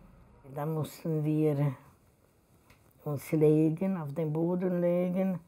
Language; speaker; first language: German; non-native, fluent; Hungarian